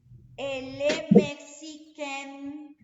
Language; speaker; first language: French; non-native, fluent; Spanish